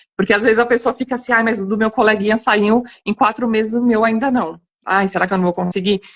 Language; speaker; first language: Portuguese; native; Portuguese